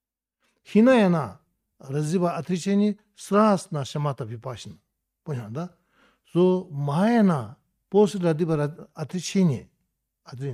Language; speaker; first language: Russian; non-native, learner; Tibetan